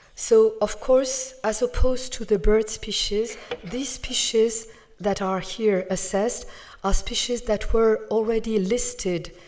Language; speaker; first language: English; non-native, fluent; French